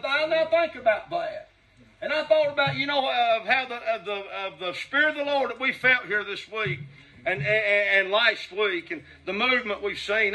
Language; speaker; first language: English; native; English